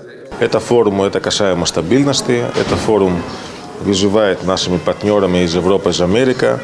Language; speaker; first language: Ukrainian; non-native, local second language; Russian